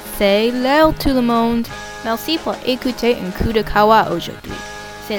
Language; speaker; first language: French; non-native, learner; English